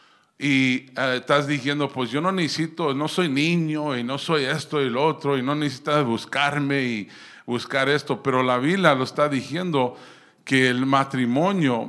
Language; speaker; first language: Spanish; early bilingual, heritage; Spanish